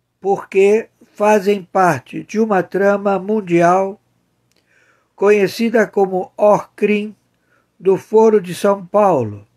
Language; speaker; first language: Portuguese; native; Portuguese